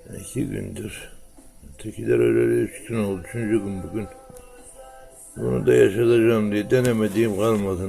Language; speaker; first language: Turkish; native; Turkish